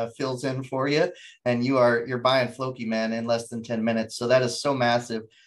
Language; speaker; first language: English; native; English